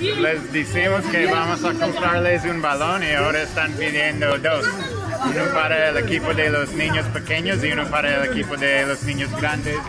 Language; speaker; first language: Spanish; non-native, fluent; English